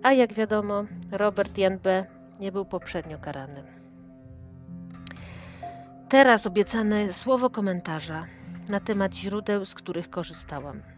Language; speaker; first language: Polish; native; Polish